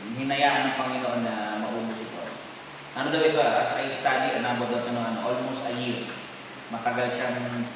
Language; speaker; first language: Filipino; non-native, local second language; Iloko